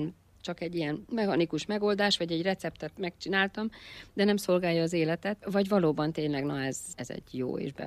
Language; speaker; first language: Hungarian; native; Hungarian